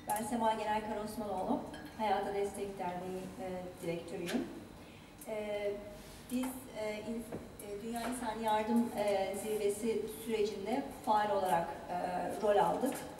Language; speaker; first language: Turkish; native; Turkish